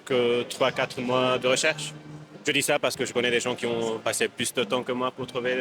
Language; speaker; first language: French; non-native, fluent; Arabic